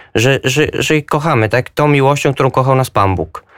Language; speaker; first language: Polish; native; Polish